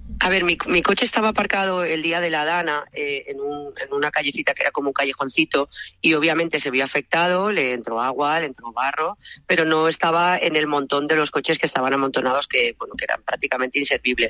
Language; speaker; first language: Spanish; native; Spanish